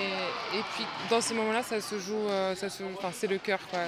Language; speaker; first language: French; native; French